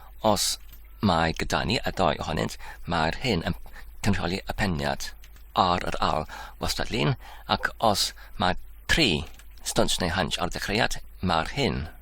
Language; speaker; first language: Welsh; non-native, learner; Polish